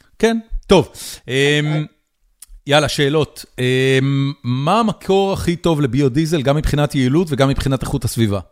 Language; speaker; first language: Hebrew; native; Hebrew